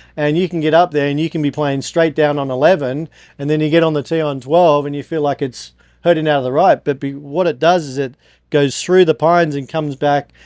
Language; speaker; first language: English; native; English